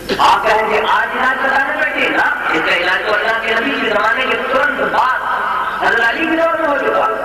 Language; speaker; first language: Urdu; native; Urdu